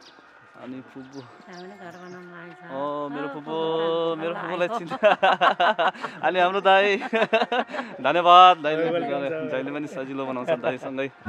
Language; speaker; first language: Nepali; non-native, local second language; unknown